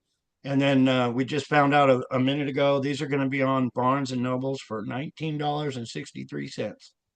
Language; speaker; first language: English; native; English